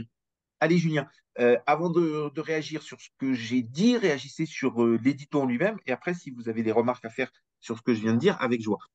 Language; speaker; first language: French; native; French